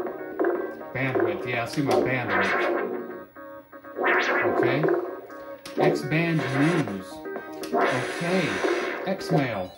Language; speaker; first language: English; native; English